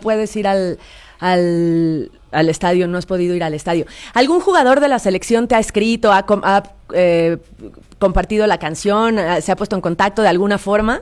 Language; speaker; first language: Spanish; native; Spanish